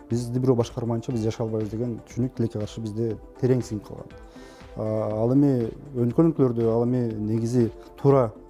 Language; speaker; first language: Kyrgyz; native; Kyrgyz